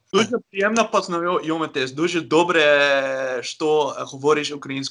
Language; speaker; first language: Ukrainian; non-native, learner; Dutch